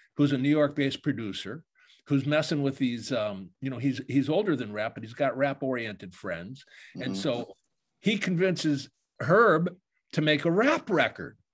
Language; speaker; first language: English; native; English